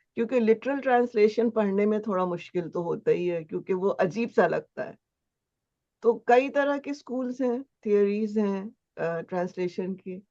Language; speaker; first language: Hindi; native; Hindi